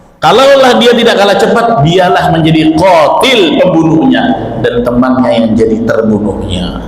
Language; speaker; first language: Indonesian; native; Indonesian